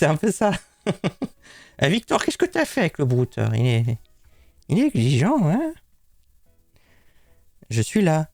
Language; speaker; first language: French; native; French